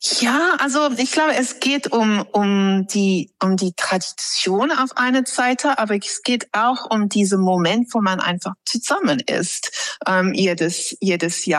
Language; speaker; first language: German; non-native, fluent; English